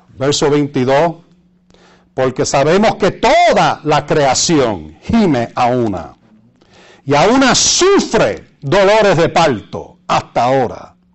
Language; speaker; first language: Spanish; early bilingual, heritage; Spanish